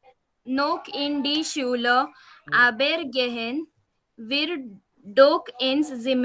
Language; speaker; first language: German; non-native, learner; Marathi